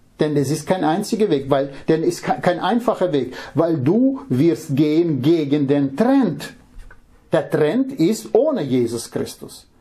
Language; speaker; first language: German; non-native, fluent; Russian